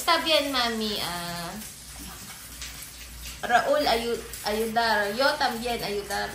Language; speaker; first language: Spanish; non-native, learner; Filipino